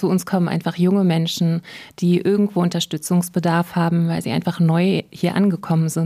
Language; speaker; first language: German; native; German